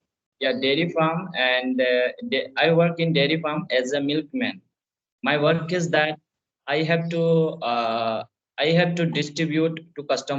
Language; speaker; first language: English; non-native, fluent; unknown